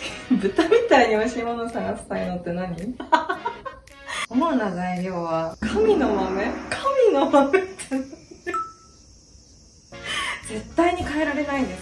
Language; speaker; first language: Japanese; native; Japanese